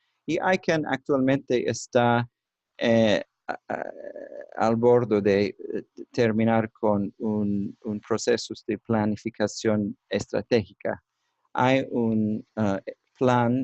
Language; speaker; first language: Spanish; non-native, learner; English